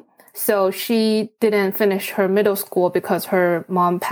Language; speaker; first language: English; non-native, fluent; Chinese